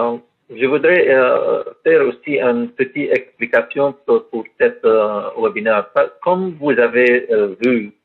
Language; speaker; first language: French; non-native, learner; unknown